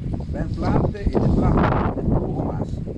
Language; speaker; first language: French; non-native, learner; Italian